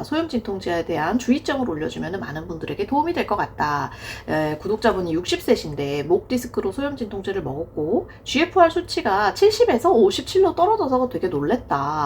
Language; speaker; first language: Korean; native; Korean